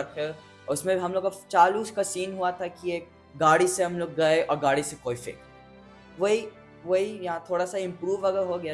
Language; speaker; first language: Hindi; early bilingual, heritage; English